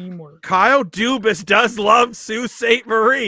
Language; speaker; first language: English; native; English